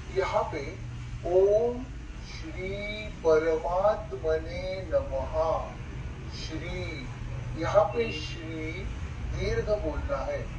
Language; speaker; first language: Hindi; non-native, local second language; Marathi